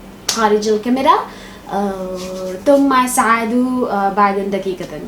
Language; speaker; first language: Arabic; non-native, local second language; Bangla